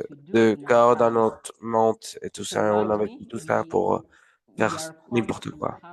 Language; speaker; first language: French; non-native, learner; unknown